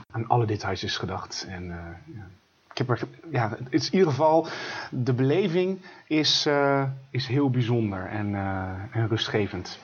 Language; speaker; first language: Dutch; native; Dutch